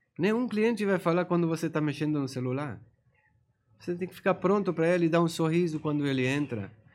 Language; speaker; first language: Portuguese; non-native, fluent; Persian